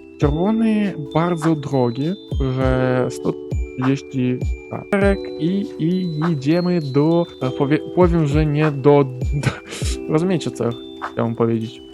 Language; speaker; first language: Polish; non-native, learner; Ukrainian